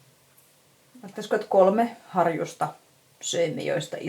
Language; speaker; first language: Finnish; native; Finnish